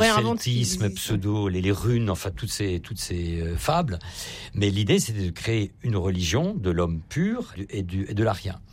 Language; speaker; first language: French; native; French